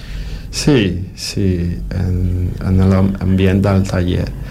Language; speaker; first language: Catalan; non-native, learner; Portuguese